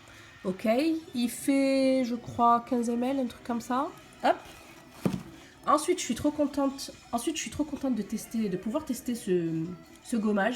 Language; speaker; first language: French; native; French